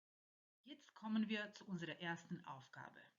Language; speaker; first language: German; non-native, fluent; Croatian